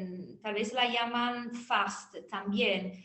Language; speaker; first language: Spanish; non-native, fluent; Italian